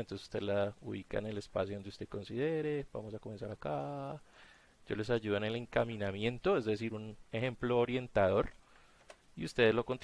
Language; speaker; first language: Spanish; native; Spanish